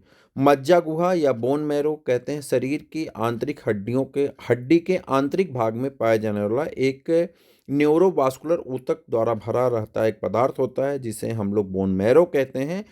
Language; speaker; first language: Hindi; native; Hindi